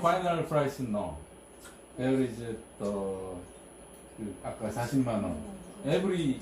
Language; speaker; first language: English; non-native, learner; Korean